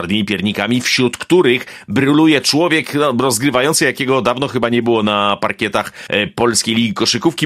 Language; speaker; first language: Polish; native; Polish